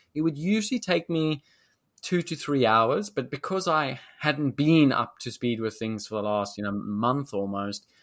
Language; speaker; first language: English; native; English